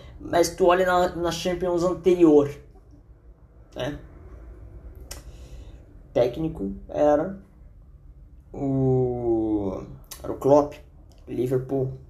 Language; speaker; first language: Portuguese; native; Portuguese